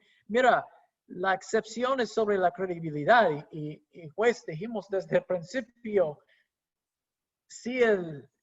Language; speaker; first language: Spanish; non-native, fluent; English